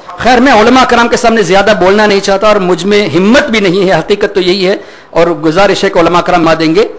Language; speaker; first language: Urdu; non-native, fluent; Memoni